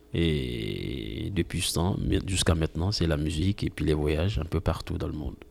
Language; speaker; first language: French; non-native, local second language; Mandingo